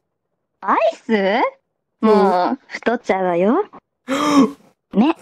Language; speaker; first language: Japanese; native; Japanese